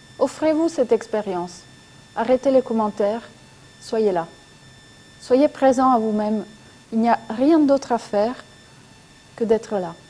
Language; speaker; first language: French; non-native, fluent; Italian